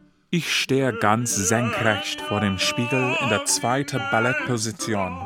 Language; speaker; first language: German; non-native, fluent; English